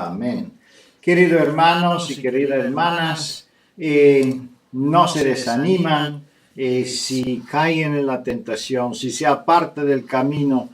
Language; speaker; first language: Spanish; non-native, fluent; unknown